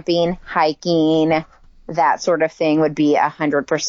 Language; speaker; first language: English; native; English